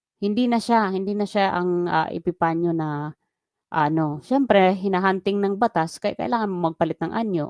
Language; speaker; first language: Filipino; native; Filipino